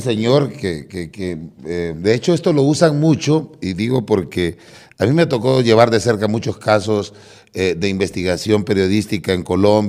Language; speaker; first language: Spanish; native; Spanish